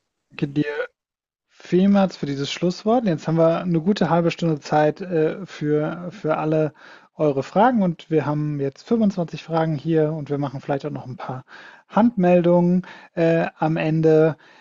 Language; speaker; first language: German; native; German